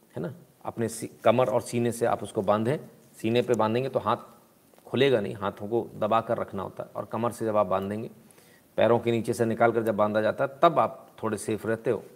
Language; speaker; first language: Hindi; native; Hindi